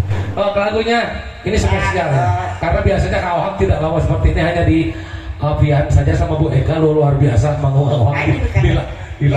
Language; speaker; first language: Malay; non-native, local second language; Sundanese